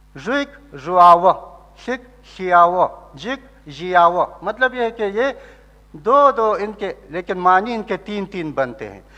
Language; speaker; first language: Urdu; non-native, local second language; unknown